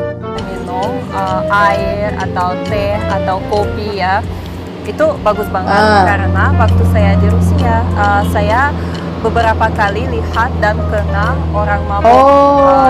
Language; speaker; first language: Indonesian; non-native, fluent; Russian